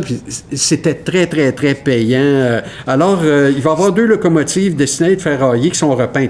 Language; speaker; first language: French; native; French